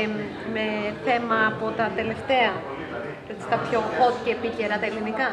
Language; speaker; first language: Greek; native; Greek